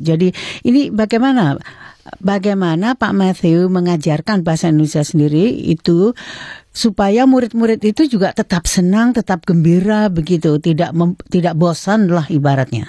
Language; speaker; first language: Indonesian; native; Indonesian